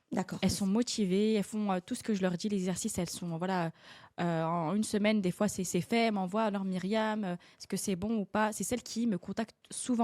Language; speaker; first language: French; native; French